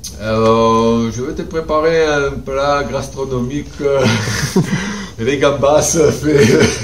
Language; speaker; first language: French; non-native, fluent; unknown